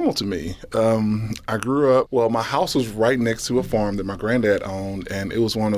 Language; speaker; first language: English; native; English